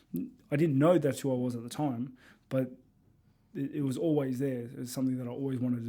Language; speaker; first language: English; native; English